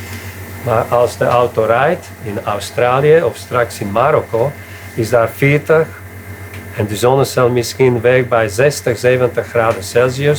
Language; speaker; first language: Dutch; non-native, fluent; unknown